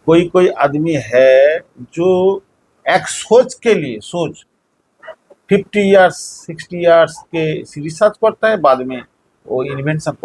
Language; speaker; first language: Hindi; non-native, local second language; Bangla